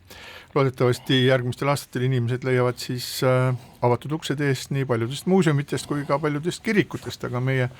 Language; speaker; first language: Estonian; native; Estonian